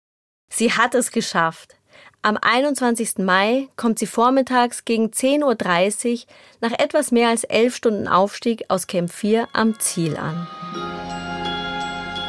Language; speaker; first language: German; native; German